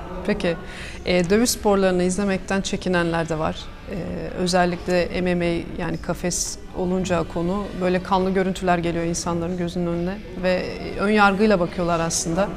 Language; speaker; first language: Turkish; native; Turkish